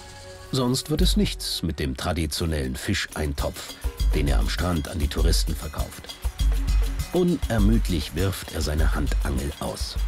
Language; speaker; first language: German; native; German